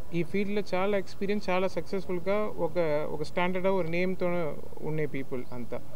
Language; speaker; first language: Telugu; non-native, learner; Tamil